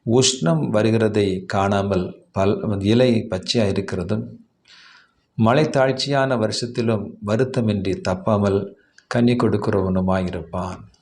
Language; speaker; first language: Tamil; native; Tamil